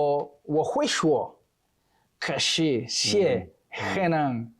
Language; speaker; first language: Chinese; non-native, learner; Portuguese